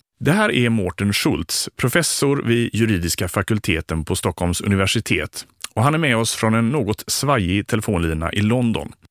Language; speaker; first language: Swedish; native; Swedish